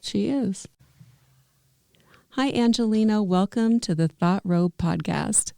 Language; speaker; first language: English; native; English